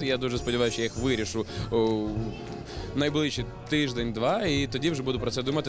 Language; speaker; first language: Ukrainian; native; Ukrainian